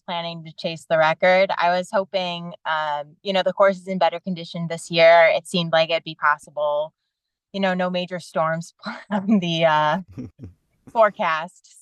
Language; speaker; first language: English; native; English